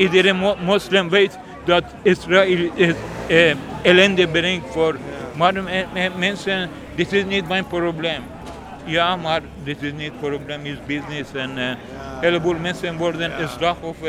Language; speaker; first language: Dutch; non-native, learner; Persian